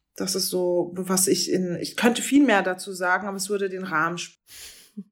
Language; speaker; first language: German; native; German